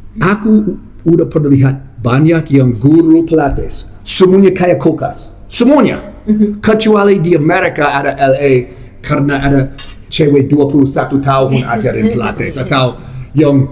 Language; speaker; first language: Indonesian; non-native, fluent; English